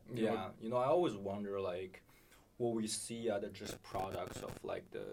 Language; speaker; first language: English; non-native, fluent; Chinese